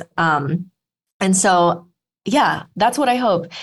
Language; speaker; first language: English; native; English